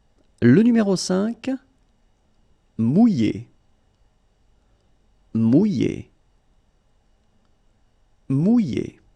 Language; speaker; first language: French; native; French